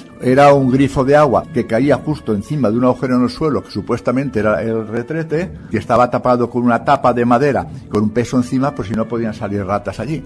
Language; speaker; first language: Spanish; native; Spanish